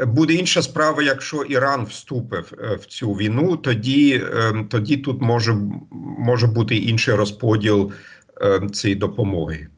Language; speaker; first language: Ukrainian; non-native, fluent; German